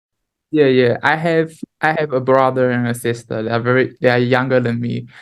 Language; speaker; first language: English; non-native, learner; Chinese